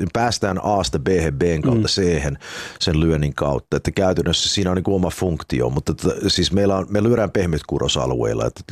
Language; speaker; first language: Finnish; early bilingual, heritage; Finnish